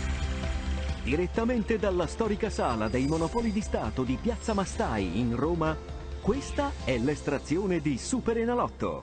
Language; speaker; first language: Italian; native; Italian